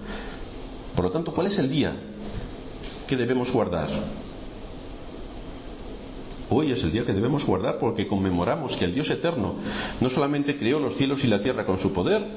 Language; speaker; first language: Spanish; native; Spanish